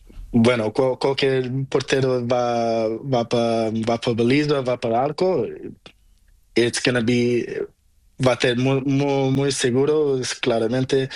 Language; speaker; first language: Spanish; non-native, learner; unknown